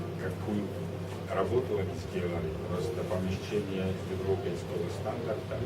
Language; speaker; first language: Russian; non-native, learner; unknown